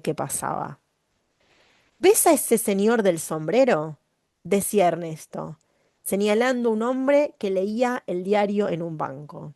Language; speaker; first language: Spanish; native; Spanish